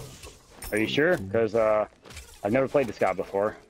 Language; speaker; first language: English; native; English